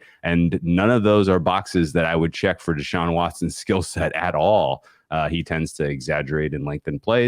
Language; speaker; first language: English; native; English